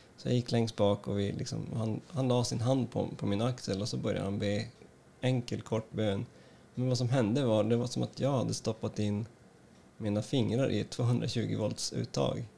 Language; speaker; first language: Swedish; native; Swedish